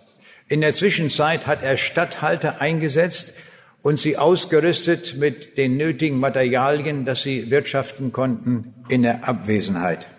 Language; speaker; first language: German; native; German